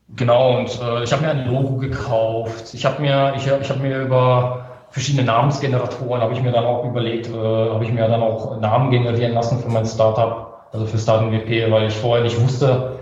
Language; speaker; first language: German; native; German